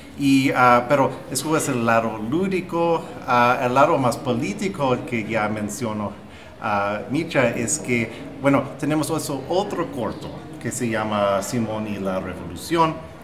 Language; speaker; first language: Spanish; non-native, fluent; English